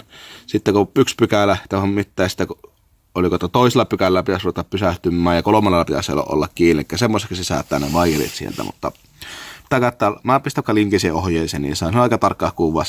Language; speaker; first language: Finnish; native; Finnish